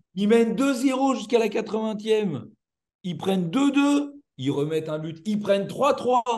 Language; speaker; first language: French; native; French